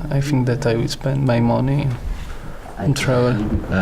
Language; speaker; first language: English; non-native, learner; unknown